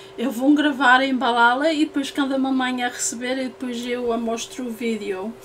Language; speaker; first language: Portuguese; early bilingual, heritage; English